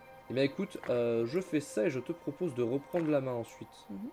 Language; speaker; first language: French; native; French